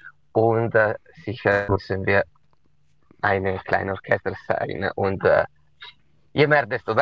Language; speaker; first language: German; non-native, local second language; Italian